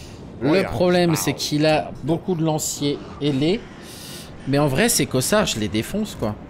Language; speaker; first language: French; native; French